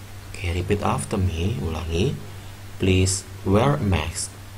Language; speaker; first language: English; non-native, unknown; Indonesian